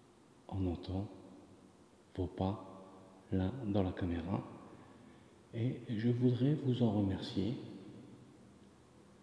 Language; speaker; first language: French; native; French